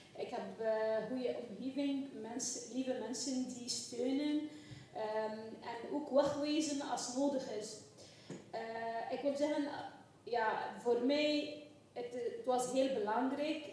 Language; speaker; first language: Dutch; non-native, learner; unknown